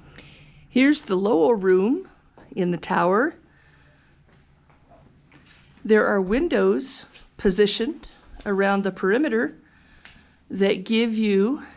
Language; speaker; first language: English; native; English